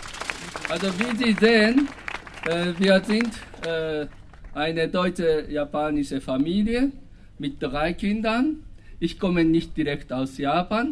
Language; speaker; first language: German; non-native, fluent; Japanese